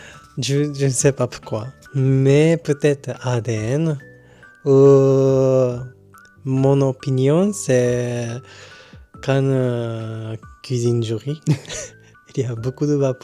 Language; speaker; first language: French; non-native, learner; Japanese